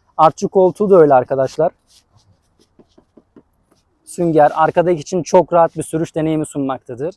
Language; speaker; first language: Turkish; native; Turkish